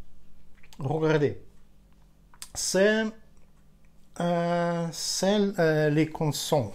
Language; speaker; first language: French; non-native, fluent; Ukrainian